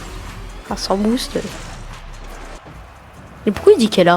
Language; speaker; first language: French; native; French